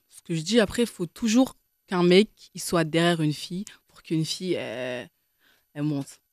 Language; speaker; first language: French; native; French